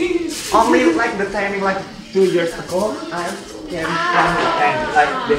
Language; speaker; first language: English; non-native, learner; Indonesian